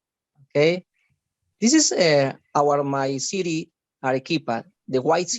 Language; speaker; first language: English; non-native, learner; Spanish